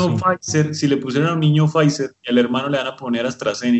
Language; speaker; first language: Spanish; native; Spanish